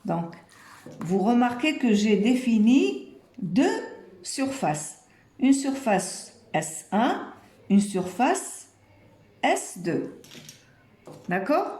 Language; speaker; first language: French; non-native, local second language; Arabic